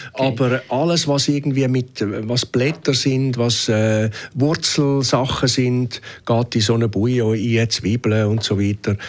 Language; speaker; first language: German; native; German